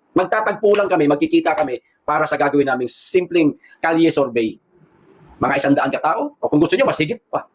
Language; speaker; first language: Filipino; non-native, local second language; Cebuano